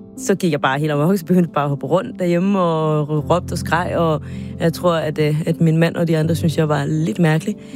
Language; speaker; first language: Danish; non-native, fluent; Spanish